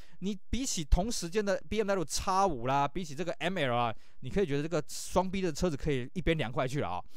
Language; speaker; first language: Chinese; native; Chinese